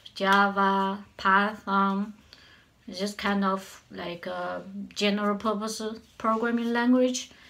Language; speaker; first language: English; non-native, learner; Chinese